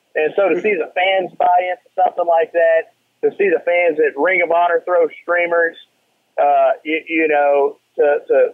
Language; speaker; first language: English; native; English